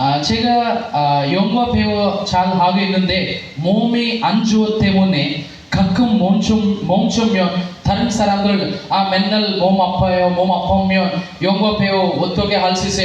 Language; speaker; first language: Korean; non-native, learner; Telugu